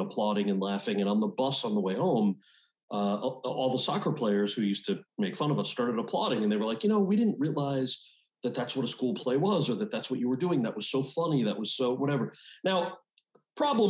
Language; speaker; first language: English; native; English